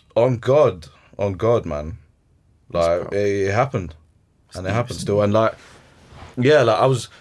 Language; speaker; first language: English; early bilingual, other home language; Arabic